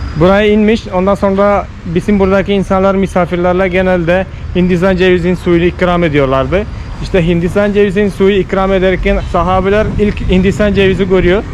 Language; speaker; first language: Turkish; non-native, fluent; Malayalam